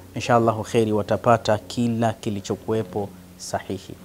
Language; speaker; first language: Swahili; native; Swahili